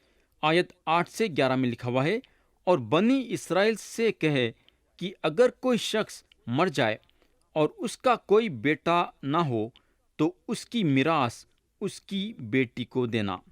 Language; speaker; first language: Urdu; native; Urdu